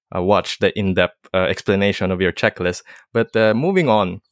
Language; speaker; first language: English; non-native, local second language; Filipino